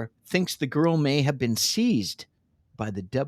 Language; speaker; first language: English; native; English